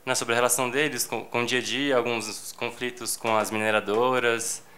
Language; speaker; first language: Portuguese; native; Portuguese